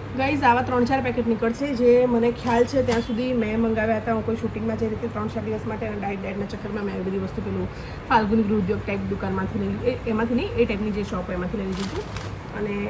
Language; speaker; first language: Gujarati; native; Gujarati